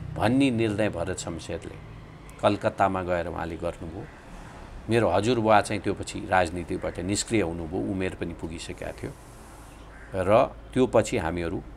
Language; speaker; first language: Nepali; native; Nepali